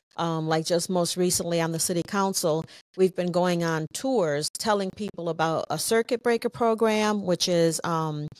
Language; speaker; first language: English; native; English